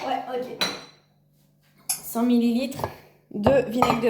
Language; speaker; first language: French; native; French